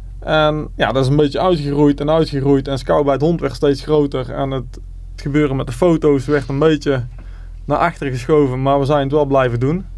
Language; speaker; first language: Dutch; native; Dutch